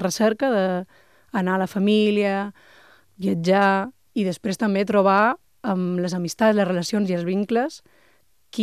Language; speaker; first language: Catalan; non-native, local second language; Spanish